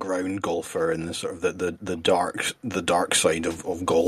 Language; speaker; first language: English; native; English